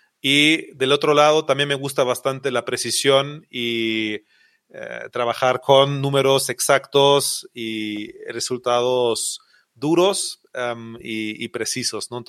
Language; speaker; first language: Spanish; non-native, fluent; German